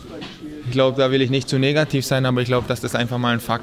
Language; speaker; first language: German; native; German